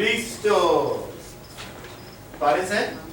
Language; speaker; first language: Spanish; non-native, fluent; English